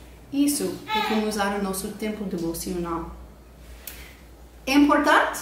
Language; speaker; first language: Portuguese; non-native, fluent; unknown